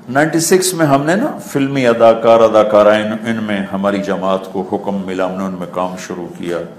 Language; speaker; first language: Urdu; non-native, local second language; Punjabi